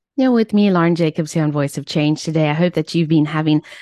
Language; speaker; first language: English; native; English